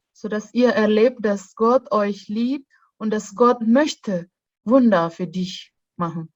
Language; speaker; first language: German; non-native, fluent; Indonesian